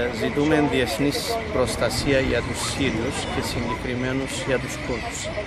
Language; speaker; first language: Greek; non-native, fluent; Kurdish